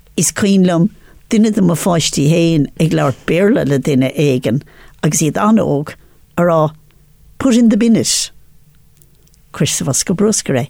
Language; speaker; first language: Irish; non-native, local second language; English